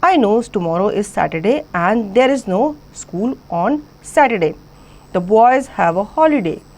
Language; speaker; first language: English; non-native, local second language; Hindi